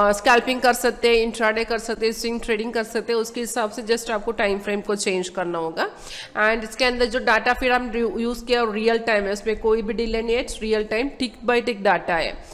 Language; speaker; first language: Hindi; non-native, local second language; Malayalam